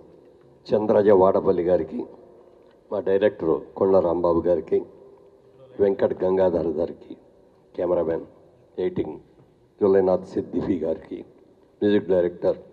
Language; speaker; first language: Telugu; native; Telugu